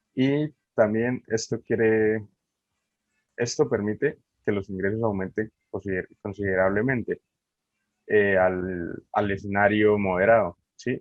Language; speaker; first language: Spanish; native; Spanish